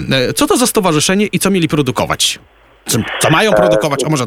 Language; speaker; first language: Polish; native; Polish